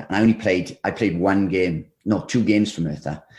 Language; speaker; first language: English; native; English